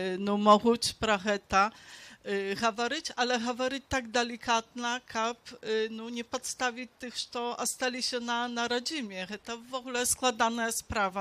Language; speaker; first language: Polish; non-native, local second language; Belarusian